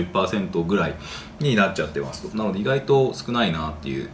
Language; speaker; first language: Japanese; native; Japanese